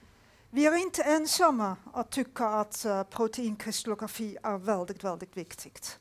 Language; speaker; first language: Swedish; non-native, fluent; Dutch